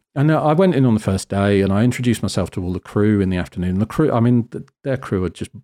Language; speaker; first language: English; native; English